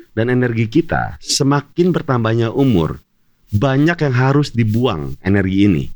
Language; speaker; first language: Indonesian; native; Indonesian